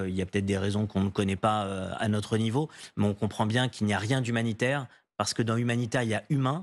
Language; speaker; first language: French; native; French